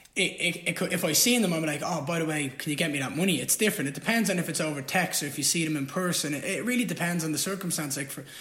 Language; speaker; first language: English; native; English